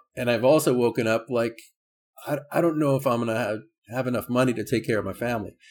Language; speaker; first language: English; native; English